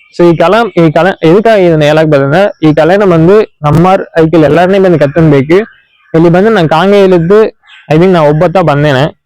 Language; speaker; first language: Tamil; non-native, local second language; Kannada